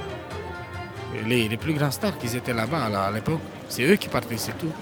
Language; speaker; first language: French; non-native, learner; Romanian